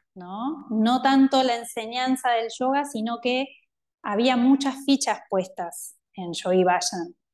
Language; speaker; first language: Spanish; native; Spanish